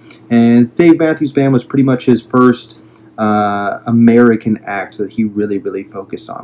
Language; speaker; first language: English; native; English